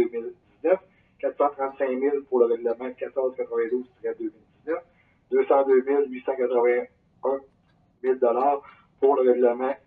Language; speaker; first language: French; native; French